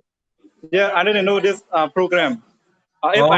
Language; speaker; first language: English; non-native, learner; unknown